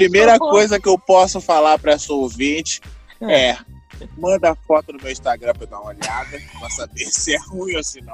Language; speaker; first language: Portuguese; native; Portuguese